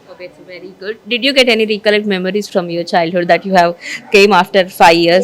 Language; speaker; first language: English; non-native, local second language; Telugu